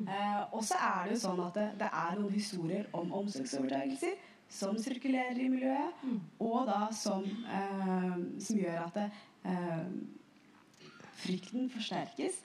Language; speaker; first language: Norwegian; early bilingual, other home language; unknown